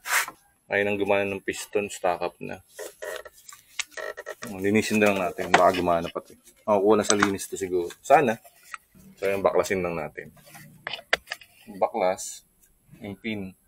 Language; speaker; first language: Filipino; native; Filipino